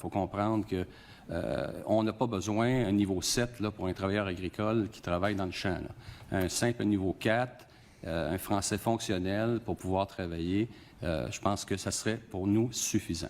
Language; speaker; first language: French; native; French